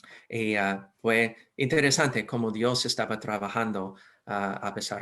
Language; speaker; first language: Spanish; non-native, fluent; English